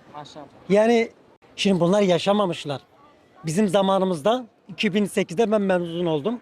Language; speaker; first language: Turkish; native; Turkish